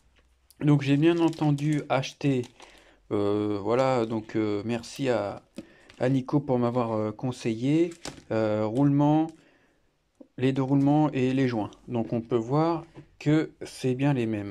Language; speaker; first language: French; native; French